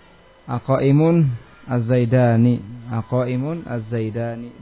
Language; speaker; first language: Arabic; non-native, fluent; Indonesian